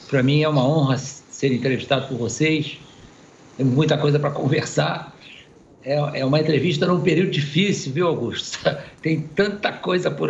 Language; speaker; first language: Portuguese; native; Portuguese